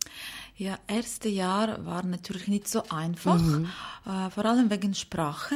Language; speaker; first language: German; non-native, learner; Ukrainian